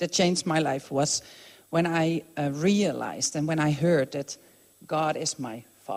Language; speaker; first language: English; non-native, fluent; Dutch